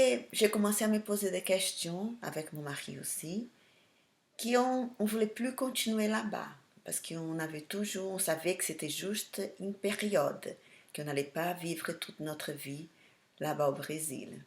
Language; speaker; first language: French; non-native, fluent; Portuguese